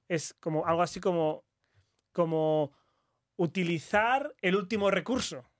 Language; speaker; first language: Spanish; native; Spanish